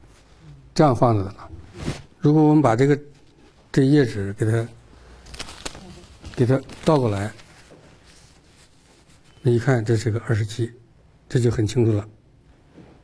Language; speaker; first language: Chinese; native; Chinese